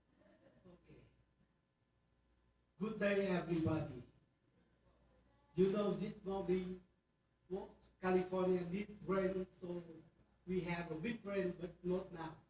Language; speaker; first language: English; non-native, learner; Vietnamese